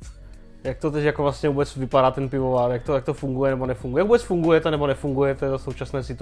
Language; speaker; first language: Czech; native; Czech